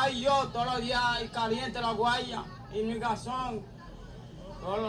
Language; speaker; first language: Spanish; non-native, learner; Haitian Creole